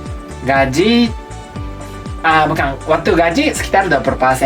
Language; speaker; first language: Indonesian; non-native, fluent; Japanese